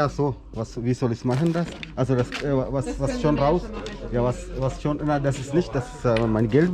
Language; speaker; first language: German; non-native, learner; Sinhala